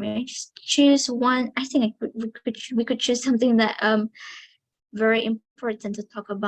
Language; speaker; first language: English; non-native, fluent; Indonesian